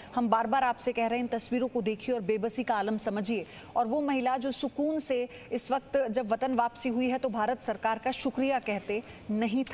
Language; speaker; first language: Hindi; native; Hindi